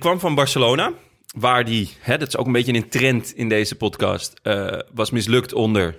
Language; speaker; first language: Dutch; native; Dutch